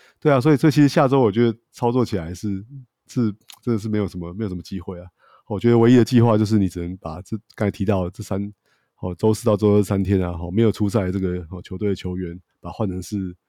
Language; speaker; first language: Chinese; native; Chinese